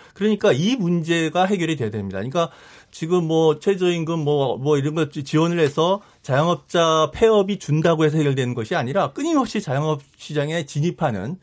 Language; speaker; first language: Korean; native; Korean